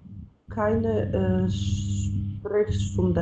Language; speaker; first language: German; non-native, learner; Macedonian